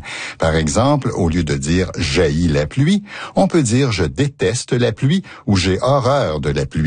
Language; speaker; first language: French; native; French